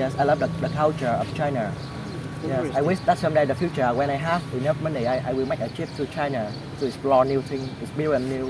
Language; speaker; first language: English; non-native, learner; Vietnamese